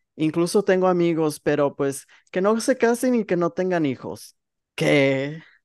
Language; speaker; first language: Spanish; early bilingual, heritage; Spanish